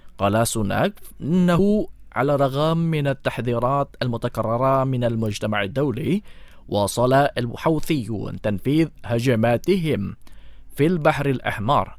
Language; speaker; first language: Arabic; non-native, fluent; Indonesian